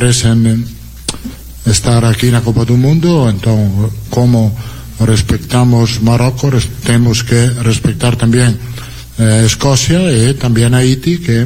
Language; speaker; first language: Portuguese; non-native, learner; Italian